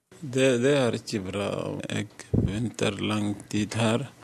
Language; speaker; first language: Norwegian; non-native, learner; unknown